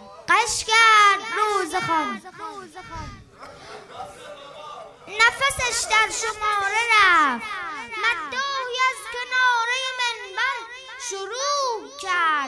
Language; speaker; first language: Persian; native; Persian